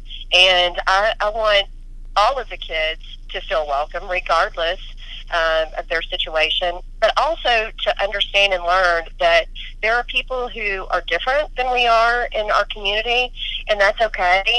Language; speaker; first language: English; native; English